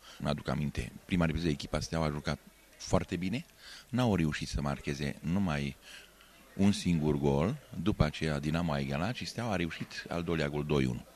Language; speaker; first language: Romanian; non-native, local second language; Hungarian